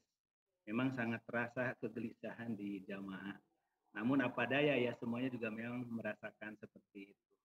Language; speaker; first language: Indonesian; native; Indonesian